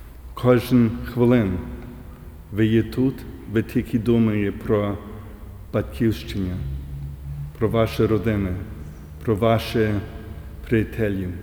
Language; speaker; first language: Ukrainian; early bilingual, heritage; English